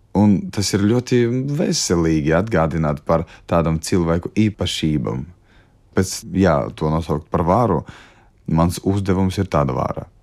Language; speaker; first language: Latvian; non-native, local second language; Russian